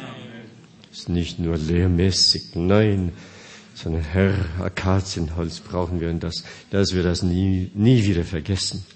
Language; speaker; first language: German; non-native, fluent; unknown